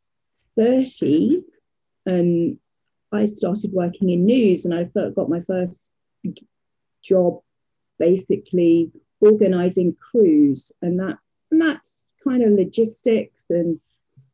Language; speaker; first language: English; native; English